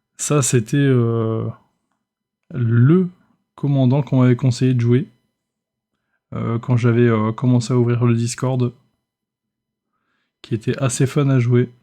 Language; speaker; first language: French; native; French